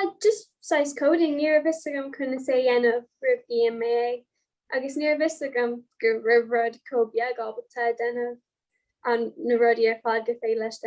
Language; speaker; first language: Irish; non-native, local second language; English